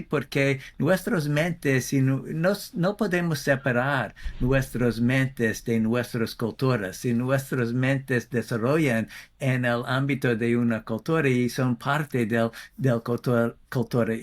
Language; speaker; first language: Spanish; non-native, fluent; English